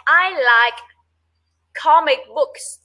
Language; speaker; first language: English; non-native, learner; Vietnamese